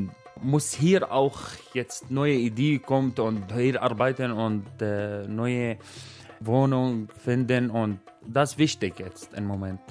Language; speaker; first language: German; non-native, learner; Arabic